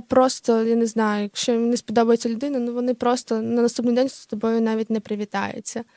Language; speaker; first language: Ukrainian; native; Ukrainian